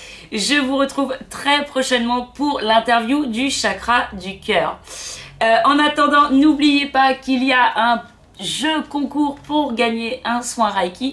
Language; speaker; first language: French; native; French